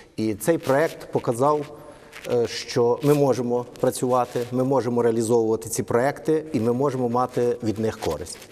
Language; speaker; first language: Ukrainian; native; Ukrainian